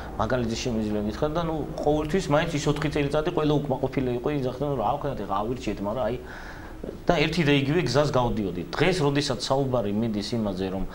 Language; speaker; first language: Georgian; native; Georgian